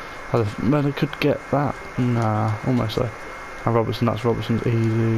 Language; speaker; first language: English; native; English